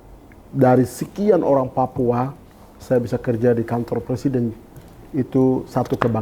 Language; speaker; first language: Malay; non-native, local second language; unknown